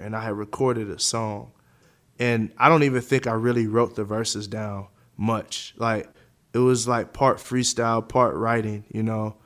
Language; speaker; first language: English; native; English